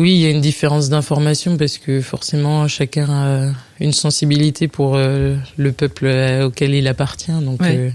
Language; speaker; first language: French; native; French